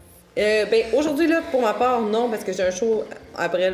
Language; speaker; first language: French; native; French